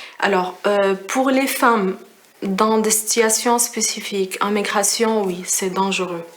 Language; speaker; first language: French; non-native, fluent; Arabic